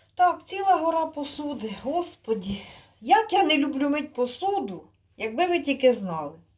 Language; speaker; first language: Ukrainian; native; Ukrainian